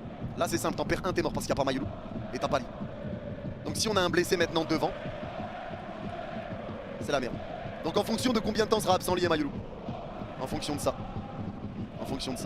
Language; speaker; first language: French; native; French